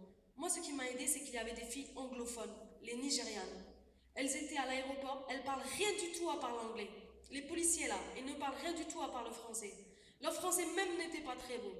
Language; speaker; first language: French; non-native, local second language; Wolof